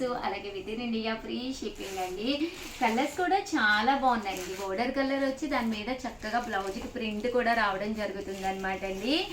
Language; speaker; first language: Telugu; native; Telugu